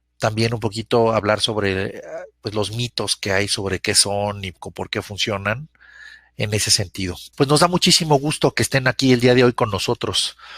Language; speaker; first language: Spanish; native; Spanish